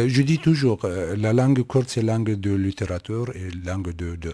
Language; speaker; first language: French; non-native, learner; Kurdish